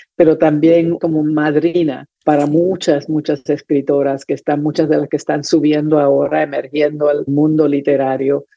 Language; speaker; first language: Spanish; native; Spanish